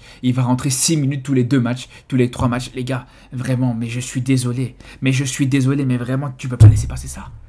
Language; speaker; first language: French; native; French